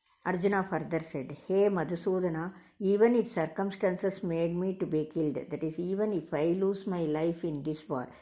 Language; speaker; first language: English; non-native, local second language; Tamil